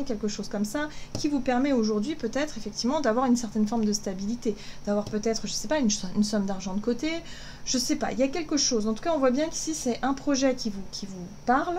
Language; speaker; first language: French; native; French